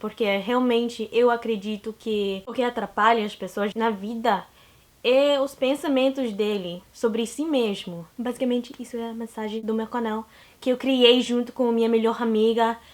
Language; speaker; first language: Portuguese; non-native, learner; English